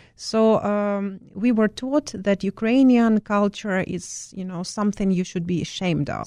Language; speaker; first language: English; non-native, fluent; Ukrainian